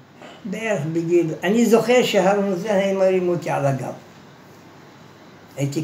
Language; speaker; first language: Hebrew; non-native, fluent; Arabic